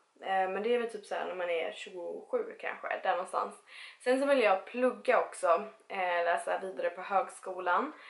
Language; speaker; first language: Swedish; early bilingual, other home language; Spanish